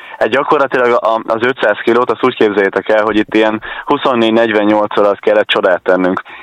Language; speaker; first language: Hungarian; native; Hungarian